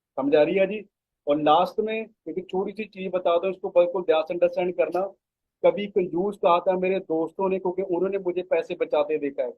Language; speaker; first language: Hindi; native; Hindi